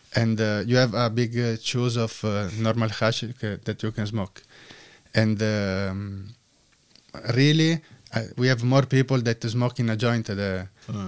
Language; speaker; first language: English; non-native, learner; Italian